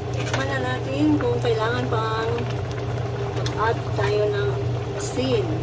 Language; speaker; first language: Filipino; non-native, local second language; Cebuano